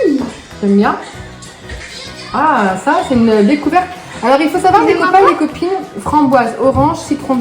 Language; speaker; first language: French; native; French